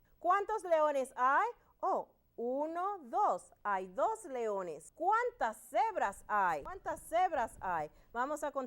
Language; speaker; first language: Spanish; non-native, learner; English